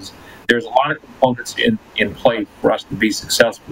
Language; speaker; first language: English; early bilingual, other home language; Spanish